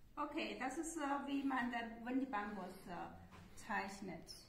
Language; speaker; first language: German; non-native, learner; Chinese